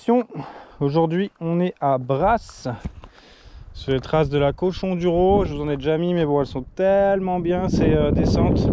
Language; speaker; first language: French; native; French